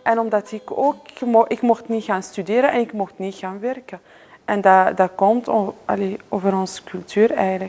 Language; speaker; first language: Dutch; non-native, fluent; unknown